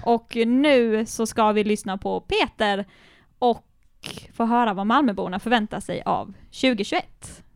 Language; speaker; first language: Swedish; native; Swedish